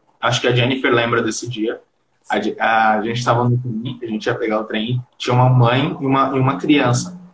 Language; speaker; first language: Portuguese; early bilingual, heritage; Portuguese